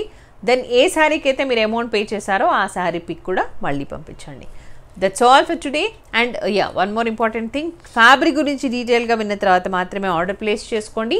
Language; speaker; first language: Telugu; native; Telugu